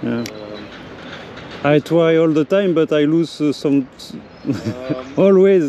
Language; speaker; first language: English; non-native, learner; French